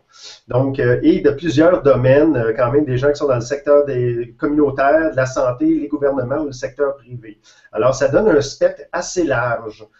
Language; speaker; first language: French; native; French